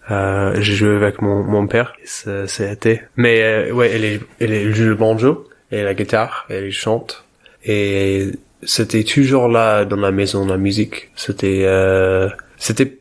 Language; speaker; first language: French; non-native, learner; English